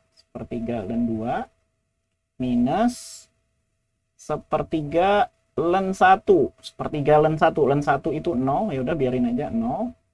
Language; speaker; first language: Indonesian; native; Indonesian